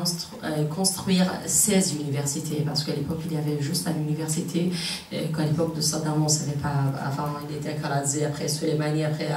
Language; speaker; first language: French; non-native, fluent; Kurdish